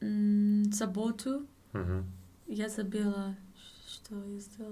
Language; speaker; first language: Russian; non-native, learner; English